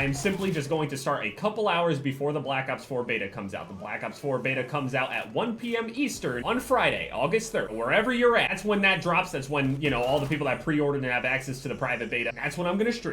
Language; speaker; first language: English; native; English